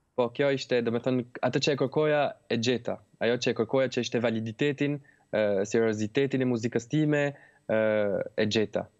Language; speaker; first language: Albanian; early bilingual, heritage; Albanian